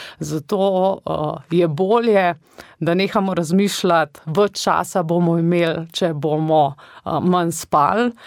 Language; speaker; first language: Slovenian; native; Slovenian